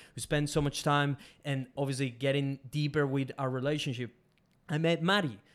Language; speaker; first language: English; non-native, fluent; Spanish